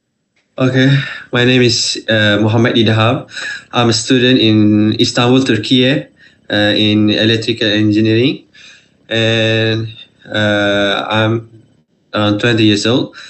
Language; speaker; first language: English; non-native, fluent; Malay